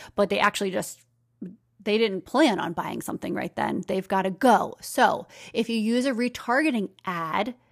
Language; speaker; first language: English; native; English